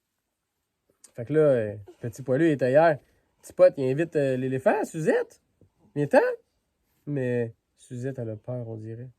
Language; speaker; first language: French; native; French